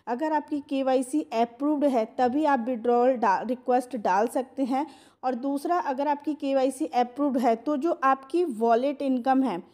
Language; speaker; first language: Hindi; non-native, local second language; Marathi